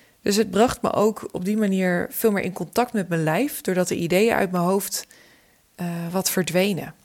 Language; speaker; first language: Dutch; native; Dutch